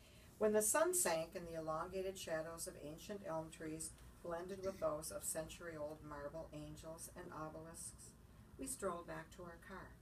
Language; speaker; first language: English; native; English